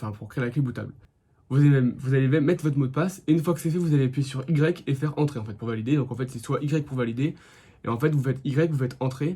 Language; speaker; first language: French; native; French